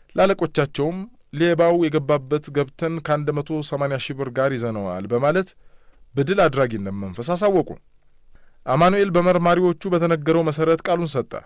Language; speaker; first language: Amharic; native; Amharic